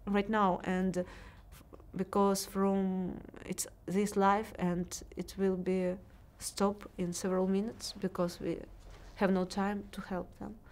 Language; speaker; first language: English; non-native, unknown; Russian